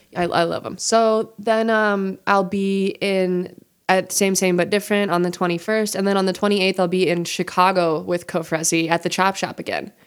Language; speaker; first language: English; native; English